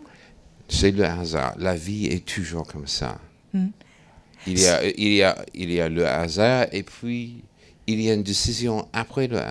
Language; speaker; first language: French; non-native, fluent; English